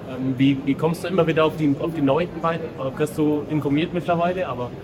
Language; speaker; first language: German; native; German